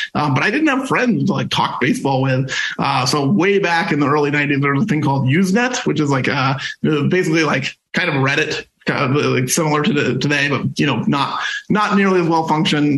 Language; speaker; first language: English; native; English